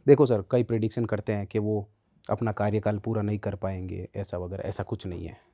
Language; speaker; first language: Hindi; native; Hindi